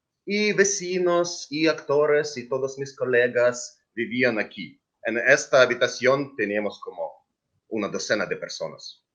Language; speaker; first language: Spanish; non-native, learner; Ukrainian